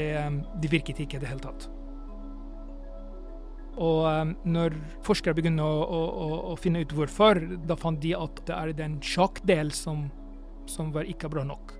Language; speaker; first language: Norwegian; non-native, fluent; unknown